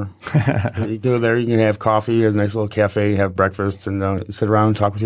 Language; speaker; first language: English; native; English